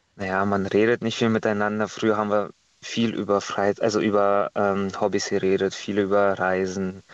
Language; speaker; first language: German; non-native, fluent; Estonian